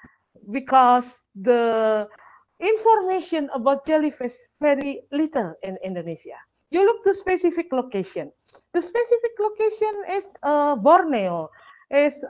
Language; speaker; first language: English; non-native, learner; Indonesian